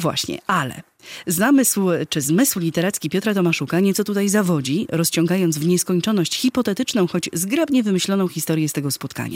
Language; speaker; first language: Polish; native; Polish